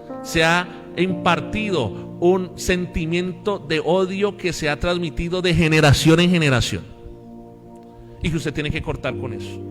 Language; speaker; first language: Spanish; native; Spanish